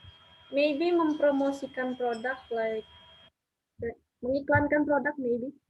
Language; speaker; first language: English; non-native, learner; Indonesian